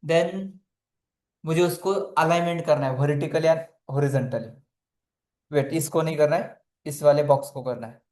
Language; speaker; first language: Hindi; non-native, local second language; Marathi